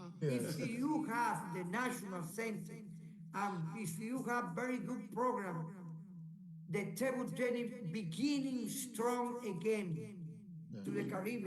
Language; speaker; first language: English; non-native, learner; Spanish